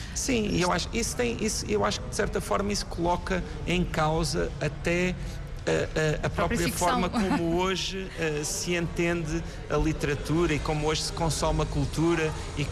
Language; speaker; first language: Portuguese; native; Portuguese